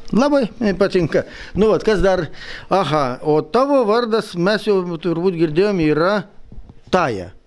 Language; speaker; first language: Lithuanian; native; Lithuanian